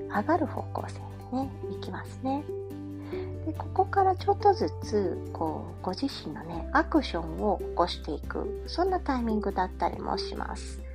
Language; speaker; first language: Japanese; native; Japanese